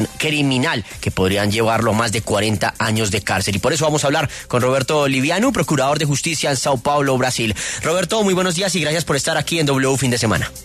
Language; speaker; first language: Spanish; native; Spanish